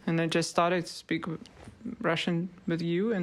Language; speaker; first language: English; non-native, learner; Russian